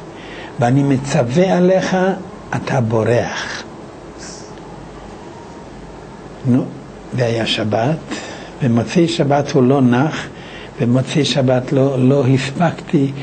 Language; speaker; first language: Hebrew; non-native, fluent; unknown